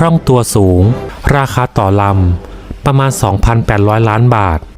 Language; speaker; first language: Thai; native; Thai